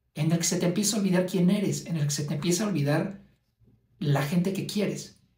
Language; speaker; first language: Spanish; native; Spanish